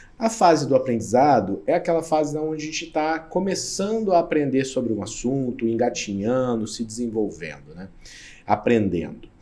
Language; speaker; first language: Portuguese; native; Portuguese